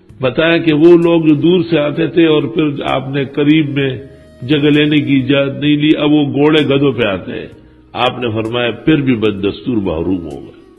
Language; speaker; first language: Urdu; non-native, local second language; Pashto